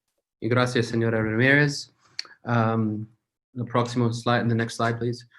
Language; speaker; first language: Spanish; non-native, learner; English